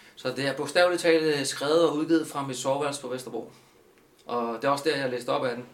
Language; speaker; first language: Danish; early bilingual, other home language; Spanish